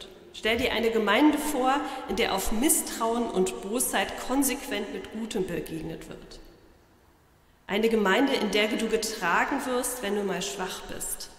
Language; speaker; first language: German; native; German